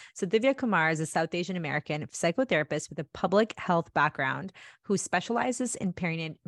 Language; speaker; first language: English; early bilingual, other home language; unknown